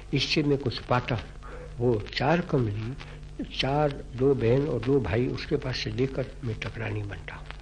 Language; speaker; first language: Hindi; non-native, local second language; Gujarati